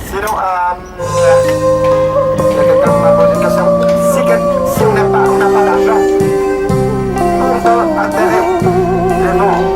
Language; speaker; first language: French; non-native, fluent; Vietnamese